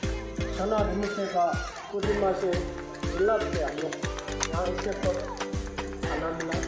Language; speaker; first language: Hindi; non-native, local second language; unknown